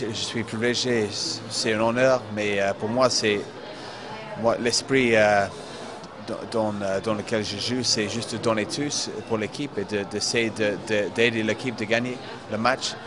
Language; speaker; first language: French; non-native, fluent; English